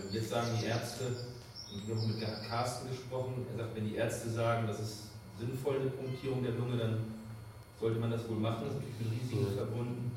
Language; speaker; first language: German; native; German